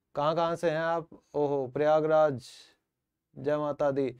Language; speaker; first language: Hindi; native; Hindi